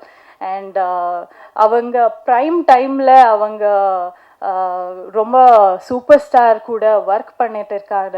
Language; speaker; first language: Tamil; non-native, learner; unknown